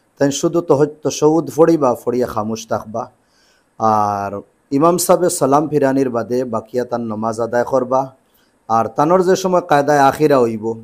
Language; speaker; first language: Bangla; native; Bangla